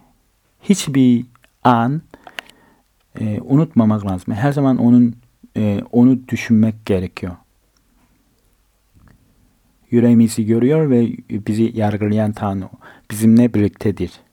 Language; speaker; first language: Turkish; non-native, fluent; Korean